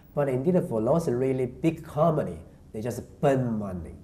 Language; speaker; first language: English; non-native, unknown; Chinese